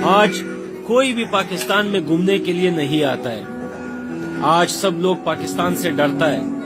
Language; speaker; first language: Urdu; non-native, fluent; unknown